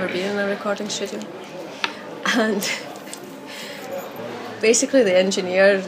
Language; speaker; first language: English; native; English